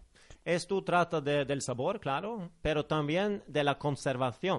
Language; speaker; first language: Spanish; non-native, fluent; Norwegian